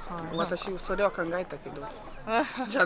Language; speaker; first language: Japanese; non-native, learner; Portuguese